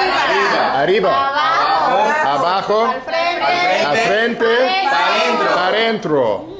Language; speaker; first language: Spanish; non-native, learner; English